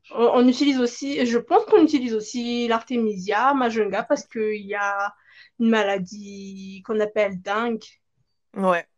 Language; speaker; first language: French; non-native, local second language; Malagasy